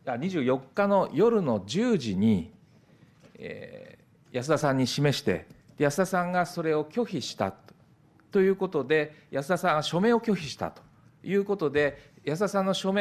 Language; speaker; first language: Japanese; native; Japanese